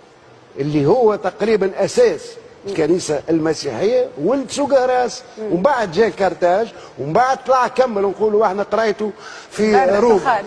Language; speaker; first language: Arabic; native; Arabic